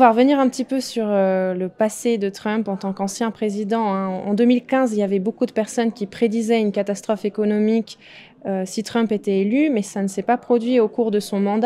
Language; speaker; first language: French; native; French